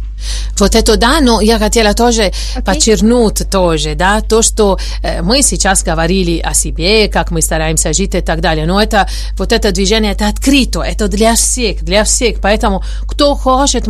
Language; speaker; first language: Russian; non-native, fluent; Italian